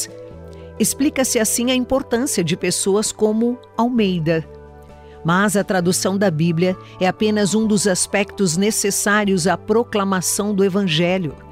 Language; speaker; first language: Portuguese; native; Portuguese